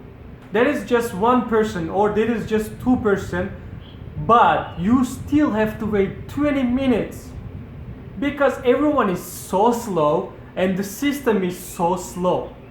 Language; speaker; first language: English; non-native, fluent; Turkish